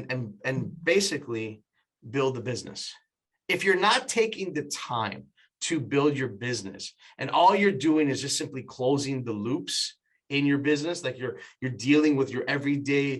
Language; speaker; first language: English; native; English